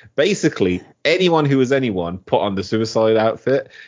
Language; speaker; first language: English; native; English